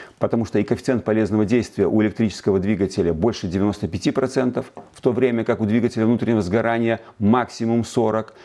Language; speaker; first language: Russian; native; Russian